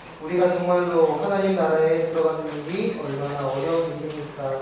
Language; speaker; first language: Korean; native; Korean